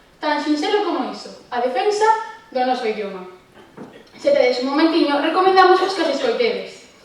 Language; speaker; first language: Galician; non-native, local second language; Spanish